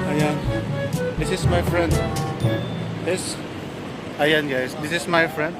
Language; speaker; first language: English; non-native, learner; Filipino